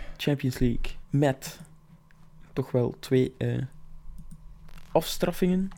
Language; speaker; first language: Dutch; native; Dutch